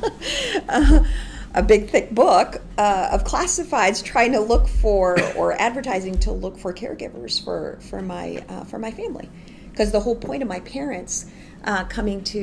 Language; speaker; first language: English; non-native, local second language; Filipino